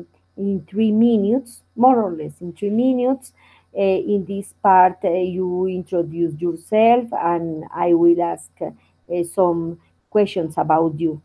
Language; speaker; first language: English; non-native, learner; Spanish